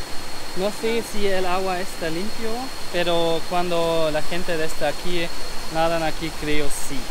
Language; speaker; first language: Spanish; non-native, learner; German